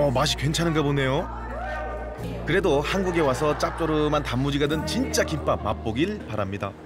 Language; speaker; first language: Korean; native; Korean